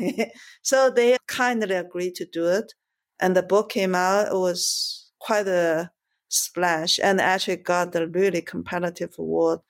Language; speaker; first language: English; non-native, fluent; Chinese